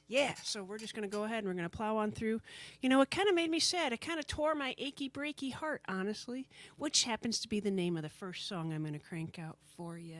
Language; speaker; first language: English; native; English